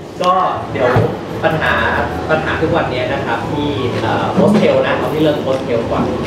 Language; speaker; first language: Thai; native; Thai